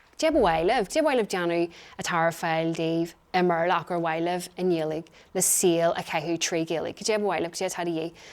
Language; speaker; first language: Irish; non-native, local second language; English